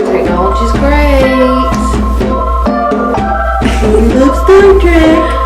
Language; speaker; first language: English; native; English